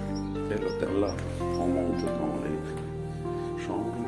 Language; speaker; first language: French; non-native, fluent; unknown